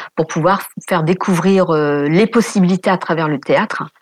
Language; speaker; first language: French; native; French